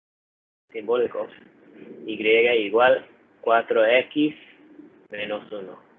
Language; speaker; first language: Spanish; non-native, learner; English